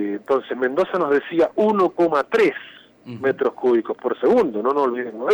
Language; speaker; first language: Spanish; native; Spanish